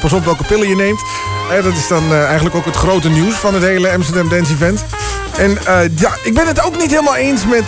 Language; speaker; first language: Dutch; native; Dutch